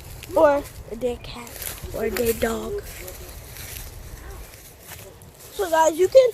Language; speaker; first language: English; native; English